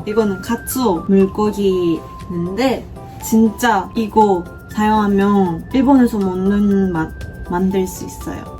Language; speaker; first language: Korean; non-native, fluent; Japanese